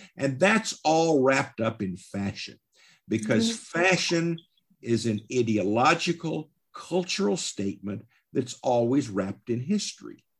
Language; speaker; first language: English; native; English